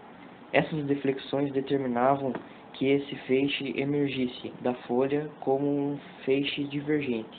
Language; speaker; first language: Portuguese; native; Portuguese